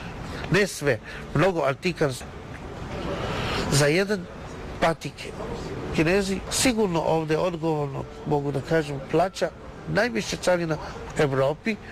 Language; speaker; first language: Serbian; non-native, learner; Chinese